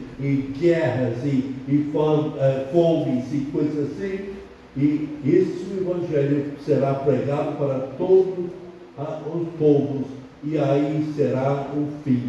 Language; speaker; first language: Portuguese; non-native, fluent; English